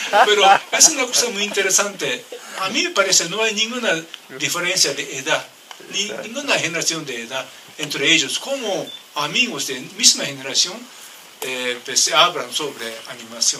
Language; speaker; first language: Spanish; non-native, learner; Japanese